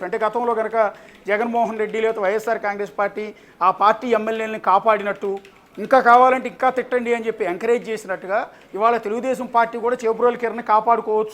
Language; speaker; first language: Telugu; native; Telugu